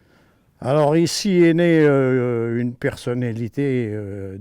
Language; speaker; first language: French; native; French